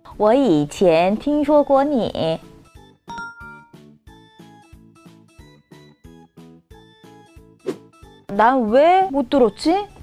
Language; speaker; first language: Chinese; non-native, fluent; Korean